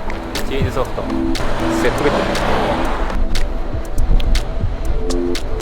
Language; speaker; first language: Japanese; native; Japanese